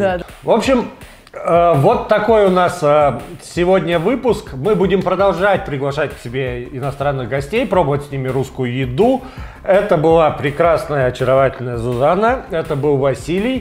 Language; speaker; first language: Russian; native; Russian